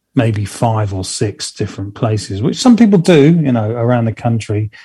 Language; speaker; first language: English; native; English